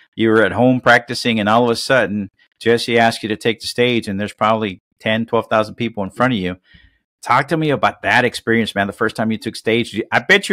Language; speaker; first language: English; early bilingual, other home language; Spanish